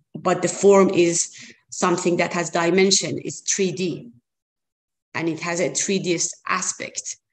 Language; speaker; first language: English; non-native, fluent; Persian